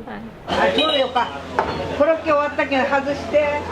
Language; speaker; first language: Japanese; native; Japanese